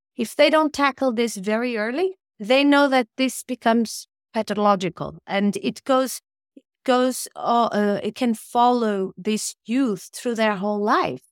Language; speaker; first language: English; non-native, fluent; Portuguese